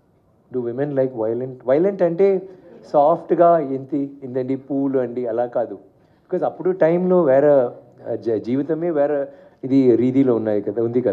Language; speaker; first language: Telugu; non-native, learner; Tamil